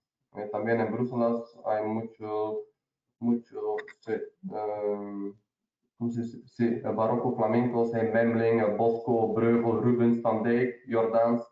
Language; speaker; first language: Spanish; non-native, learner; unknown